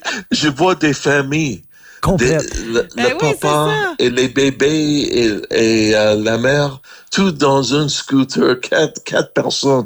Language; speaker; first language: French; non-native, learner; English